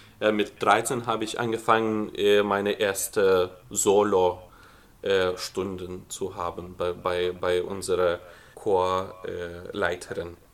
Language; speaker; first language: German; non-native, fluent; Lithuanian